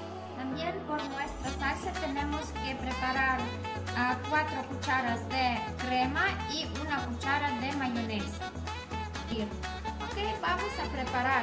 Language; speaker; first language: Spanish; non-native, learner; Polish